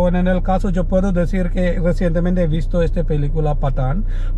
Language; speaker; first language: Spanish; non-native, learner; Malayalam